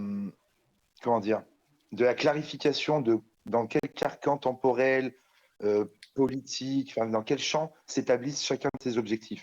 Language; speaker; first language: French; native; French